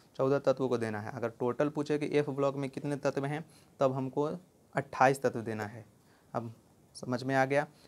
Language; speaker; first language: Hindi; native; Hindi